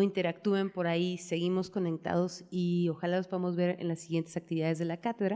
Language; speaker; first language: Spanish; native; Spanish